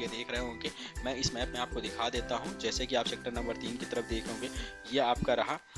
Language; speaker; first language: Hindi; native; Hindi